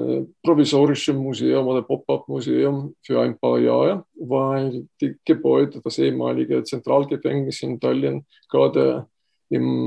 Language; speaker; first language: German; non-native, fluent; Estonian